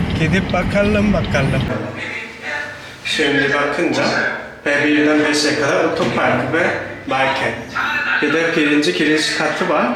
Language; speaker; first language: Turkish; non-native, learner; Korean